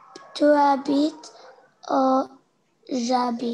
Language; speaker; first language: French; non-native, learner; Arabic